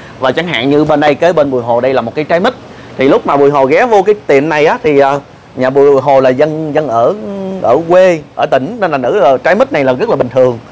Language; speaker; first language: Vietnamese; native; Vietnamese